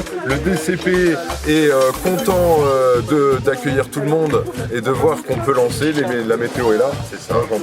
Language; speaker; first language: French; native; French